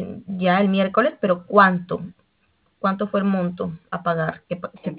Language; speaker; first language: Spanish; native; Spanish